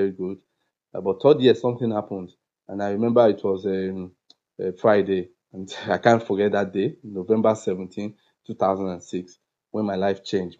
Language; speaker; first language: English; non-native, local second language; Yoruba